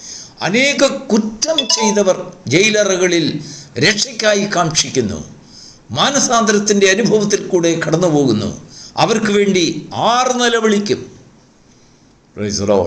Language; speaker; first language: Malayalam; native; Malayalam